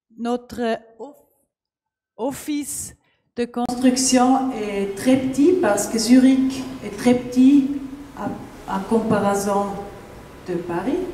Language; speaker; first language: French; non-native, learner; German